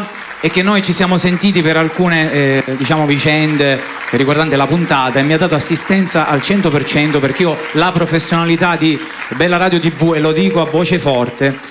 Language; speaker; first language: Italian; native; Italian